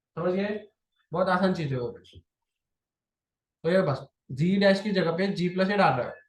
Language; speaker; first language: Hindi; non-native, local second language; Marathi